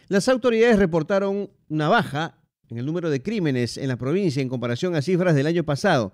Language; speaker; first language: Spanish; native; Spanish